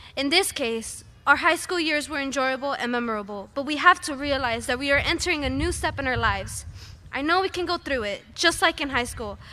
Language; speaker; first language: English; early bilingual, other home language; Spanish